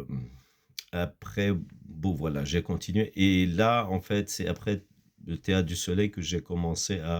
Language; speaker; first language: French; non-native, fluent; Kurdish